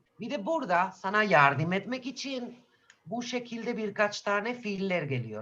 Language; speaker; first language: Turkish; non-native, fluent; Spanish